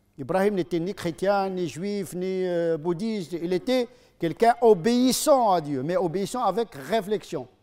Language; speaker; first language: French; non-native, fluent; Arabic